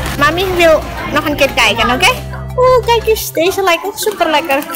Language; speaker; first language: Dutch; non-native, local second language; Indonesian